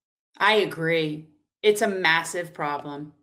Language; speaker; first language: English; native; English